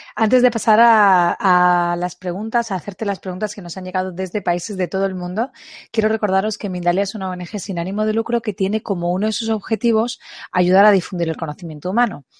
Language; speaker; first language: Spanish; native; Spanish